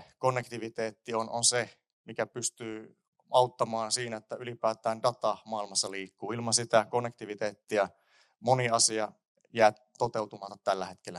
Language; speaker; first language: Finnish; native; Finnish